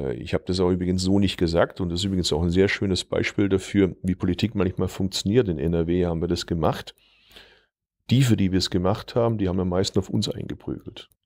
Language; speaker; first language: German; early bilingual, other home language; Turkish